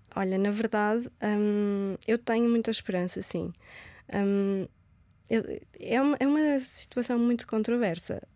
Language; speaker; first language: Portuguese; early bilingual, other home language; Romanian